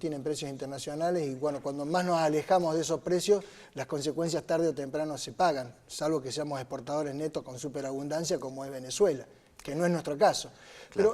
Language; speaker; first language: Spanish; native; Spanish